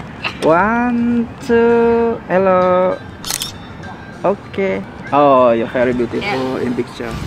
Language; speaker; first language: English; non-native, learner; Indonesian